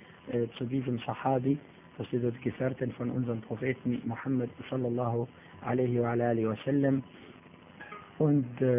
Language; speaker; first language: German; non-native, fluent; Arabic